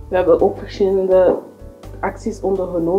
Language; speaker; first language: Dutch; non-native, learner; French